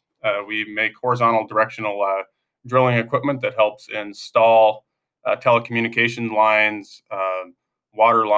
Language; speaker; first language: English; native; English